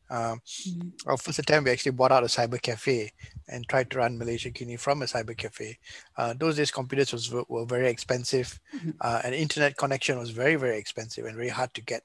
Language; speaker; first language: English; non-native, local second language; Tamil